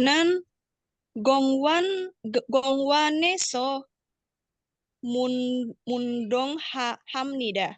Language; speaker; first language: Korean; non-native, learner; Indonesian